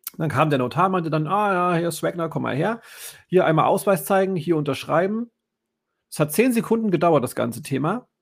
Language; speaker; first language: German; native; German